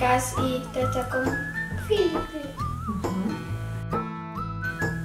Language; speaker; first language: Portuguese; early bilingual, heritage; Portuguese